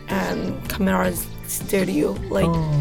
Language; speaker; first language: English; non-native, learner; Japanese